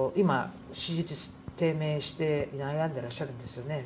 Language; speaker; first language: Japanese; native; Japanese